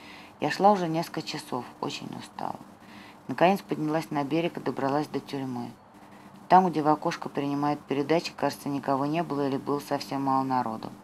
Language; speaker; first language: Russian; native; Russian